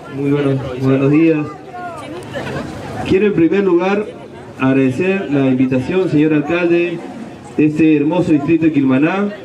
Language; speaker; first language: Spanish; native; Spanish